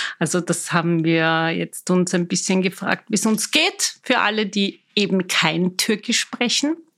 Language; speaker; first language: German; native; German